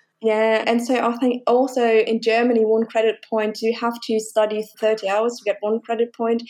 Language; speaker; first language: English; non-native, fluent; German